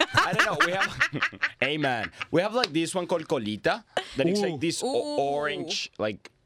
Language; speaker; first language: English; non-native, fluent; Spanish